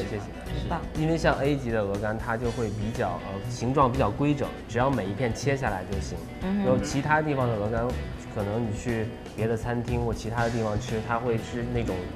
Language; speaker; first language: Chinese; native; Chinese